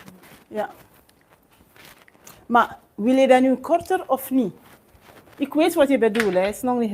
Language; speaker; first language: Dutch; non-native, learner; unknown